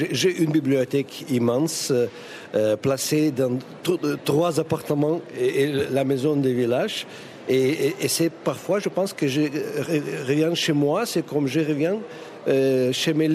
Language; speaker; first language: French; non-native, fluent; Russian